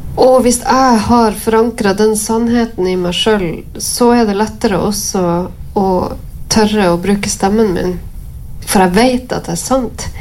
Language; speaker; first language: Norwegian; native; Norwegian